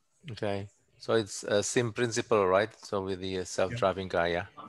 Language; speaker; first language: English; non-native, fluent; Indonesian